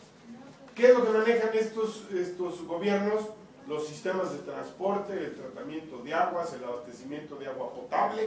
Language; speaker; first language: Spanish; native; Spanish